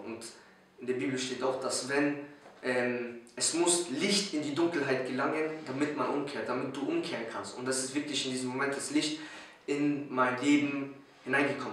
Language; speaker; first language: German; early bilingual, other home language; Polish